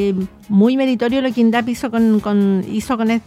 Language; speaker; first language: Spanish; native; Spanish